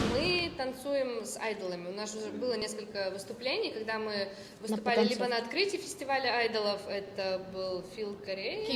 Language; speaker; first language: Russian; native; Russian